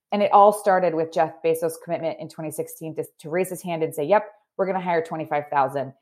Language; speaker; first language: English; native; English